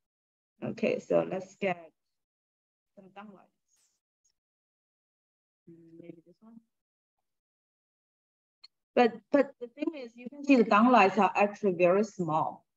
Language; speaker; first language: English; non-native, fluent; Chinese